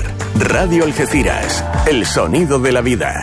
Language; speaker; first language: Spanish; native; Spanish